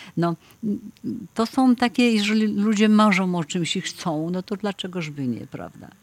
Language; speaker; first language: Polish; native; Polish